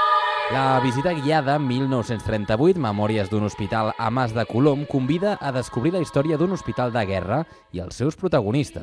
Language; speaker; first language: Catalan; native; Catalan